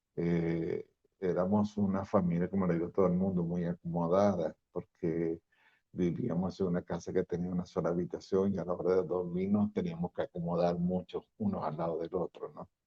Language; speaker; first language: Spanish; native; Spanish